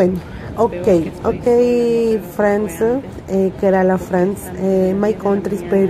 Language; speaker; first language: English; non-native, learner; Spanish